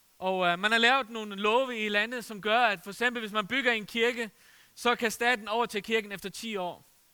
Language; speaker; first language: Danish; non-native, fluent; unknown